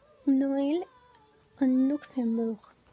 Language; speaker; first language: French; non-native, learner; Spanish